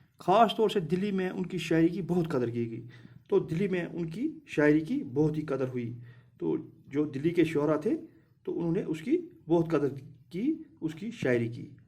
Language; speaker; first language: Urdu; non-native, local second language; Kashmiri